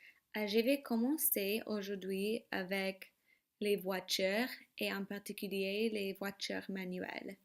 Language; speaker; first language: French; non-native, learner; English